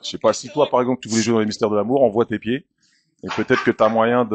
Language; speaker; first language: French; native; French